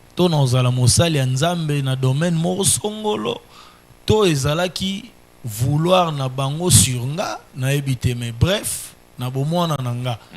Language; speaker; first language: Lingala; native; Lingala